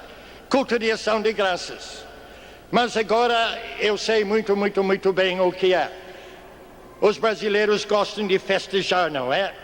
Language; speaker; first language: Portuguese; non-native, fluent; English